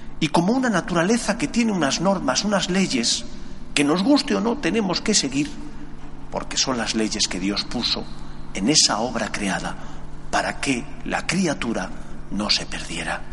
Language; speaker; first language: Spanish; native; Spanish